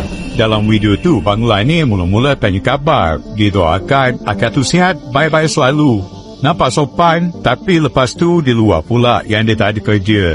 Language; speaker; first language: Malay; native; Malay